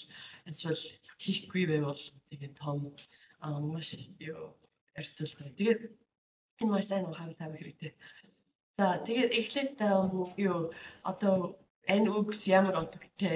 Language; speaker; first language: Mongolian; non-native, fluent; English